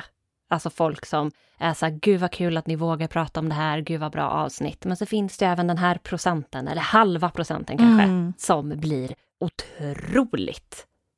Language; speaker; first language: Swedish; native; Swedish